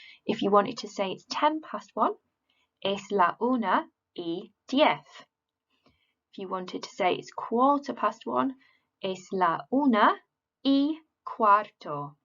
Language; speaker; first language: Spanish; non-native, fluent; English